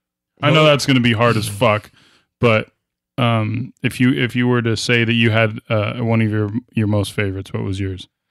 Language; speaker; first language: English; native; English